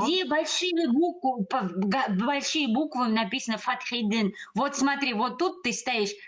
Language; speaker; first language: Russian; non-native, learner; Uzbek